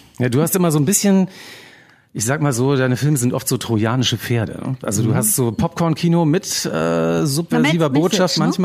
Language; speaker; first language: German; native; German